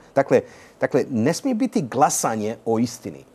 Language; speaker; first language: Serbian; early bilingual, heritage; Serbian